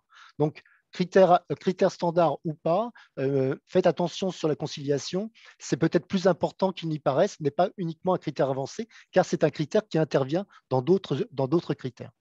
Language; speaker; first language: French; native; French